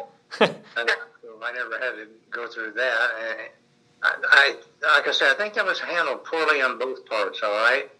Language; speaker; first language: English; native; English